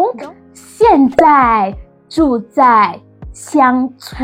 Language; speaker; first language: Chinese; non-native, fluent; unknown